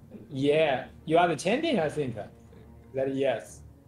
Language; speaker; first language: English; non-native, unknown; Chinese